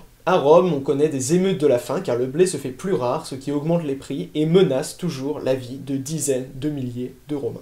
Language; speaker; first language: French; native; French